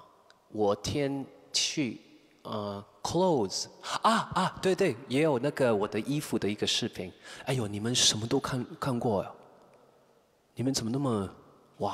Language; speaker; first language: Chinese; non-native, fluent; English